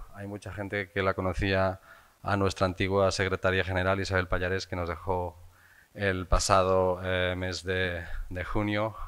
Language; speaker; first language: Spanish; non-native, local second language; Catalan